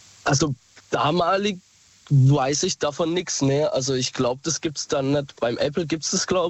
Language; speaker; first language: German; native; German